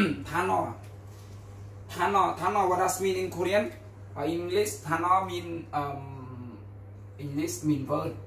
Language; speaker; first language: English; non-native, learner; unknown